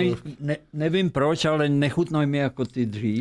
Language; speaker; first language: Czech; native; Czech